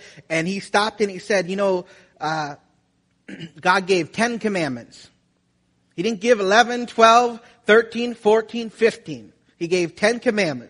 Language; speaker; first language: English; native; English